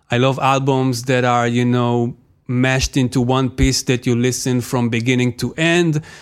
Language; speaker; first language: English; non-native, fluent; Hebrew